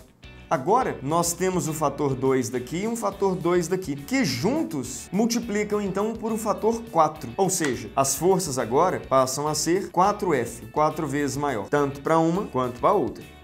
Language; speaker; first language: Portuguese; native; Portuguese